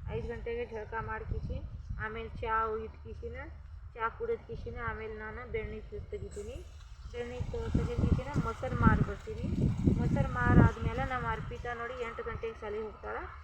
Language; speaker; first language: Kannada; non-native, local second language; Lambadi